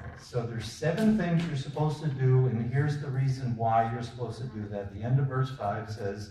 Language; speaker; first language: English; native; English